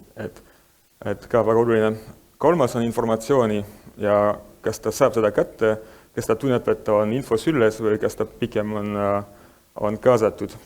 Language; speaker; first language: Estonian; non-native, fluent; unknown